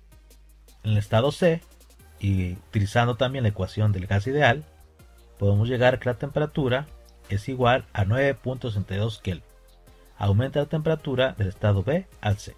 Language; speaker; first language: Spanish; native; Spanish